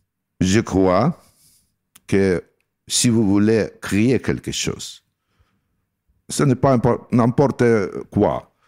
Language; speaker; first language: French; non-native, learner; Russian